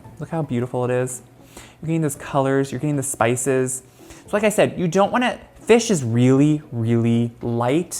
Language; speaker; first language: English; native; English